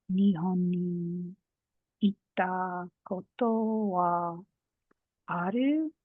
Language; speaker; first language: Japanese; non-native, learner; English